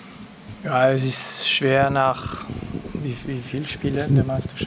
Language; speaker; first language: German; non-native, local second language; French